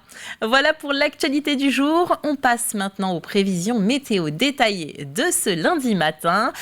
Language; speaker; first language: French; native; French